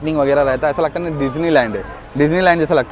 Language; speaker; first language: Hindi; native; Hindi